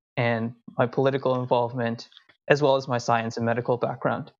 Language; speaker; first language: English; early bilingual, other home language; Hindi